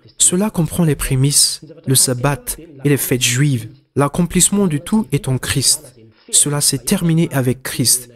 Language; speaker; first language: French; non-native, local second language; Malagasy